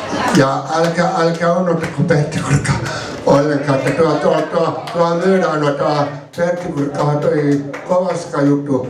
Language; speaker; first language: Finnish; native; Finnish